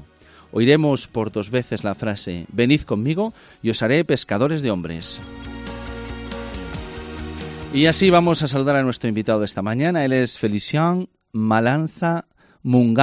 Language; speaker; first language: Spanish; native; Spanish